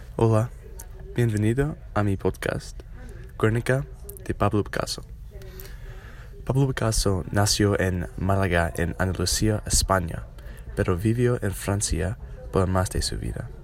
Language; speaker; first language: Spanish; non-native, learner; English